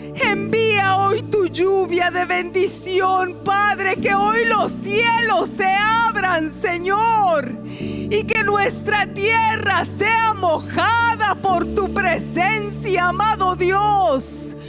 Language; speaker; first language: Spanish; native; Spanish